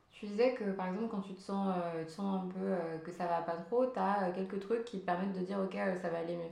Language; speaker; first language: French; early bilingual, other home language; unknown